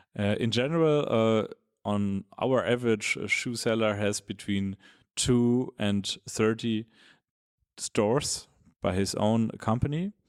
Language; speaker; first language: English; non-native, fluent; German